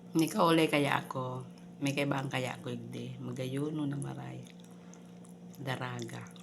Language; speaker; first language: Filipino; non-native, local second language; Bikol